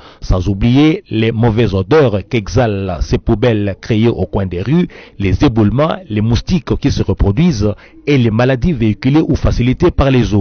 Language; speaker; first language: French; native; French